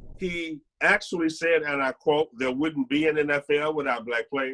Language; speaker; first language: English; native; English